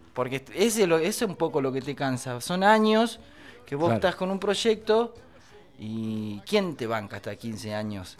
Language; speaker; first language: Spanish; native; Spanish